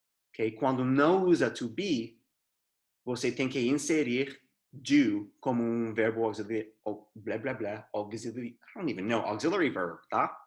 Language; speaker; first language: Portuguese; non-native, fluent; English